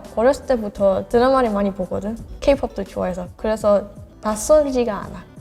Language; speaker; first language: Korean; non-native, fluent; Burmese